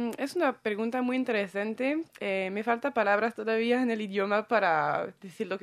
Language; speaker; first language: Spanish; non-native, fluent; French